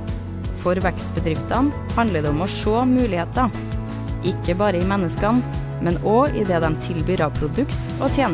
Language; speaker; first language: Norwegian; native; Norwegian